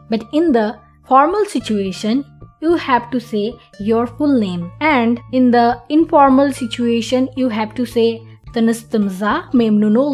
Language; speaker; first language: English; non-native, fluent; Turkish